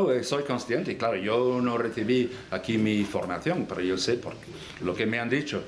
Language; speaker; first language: Spanish; non-native, fluent; English